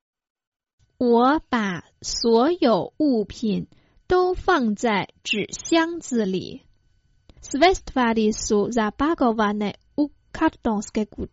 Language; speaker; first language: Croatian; non-native, fluent; Chinese